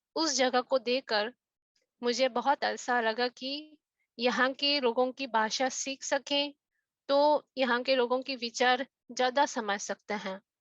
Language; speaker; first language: Hindi; non-native, fluent; Japanese